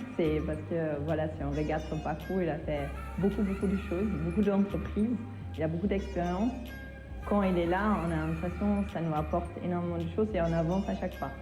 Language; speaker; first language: French; non-native, fluent; German